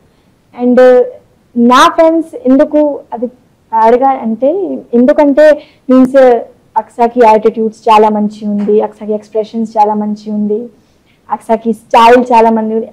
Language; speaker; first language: Telugu; non-native, local second language; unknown